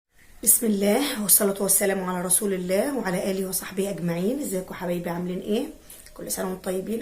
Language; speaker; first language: Arabic; native; Arabic